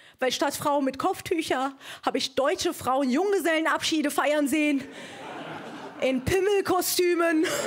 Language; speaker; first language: German; early bilingual, other home language; Persian